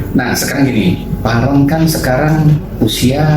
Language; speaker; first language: Indonesian; native; Indonesian